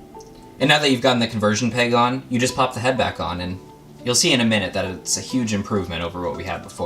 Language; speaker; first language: English; native; English